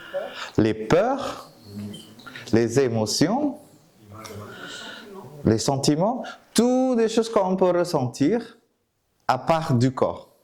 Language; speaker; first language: French; non-native, fluent; Vietnamese